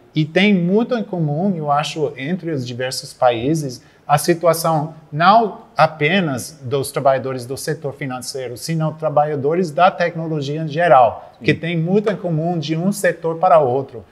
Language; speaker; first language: Portuguese; non-native, fluent; English